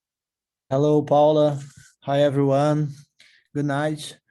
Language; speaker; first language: English; non-native, fluent; Portuguese